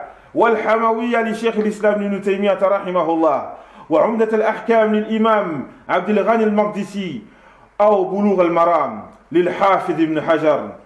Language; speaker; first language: Arabic; non-native, fluent; French